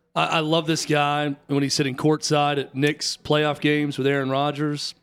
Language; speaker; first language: English; native; English